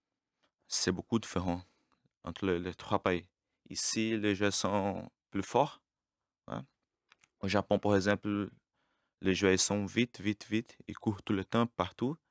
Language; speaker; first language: French; non-native, learner; Portuguese